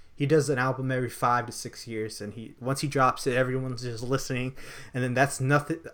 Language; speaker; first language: English; native; English